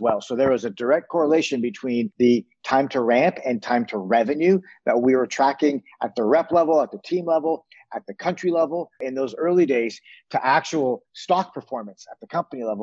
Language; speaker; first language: English; native; English